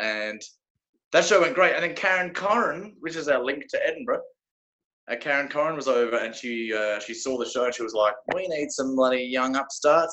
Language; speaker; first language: English; native; English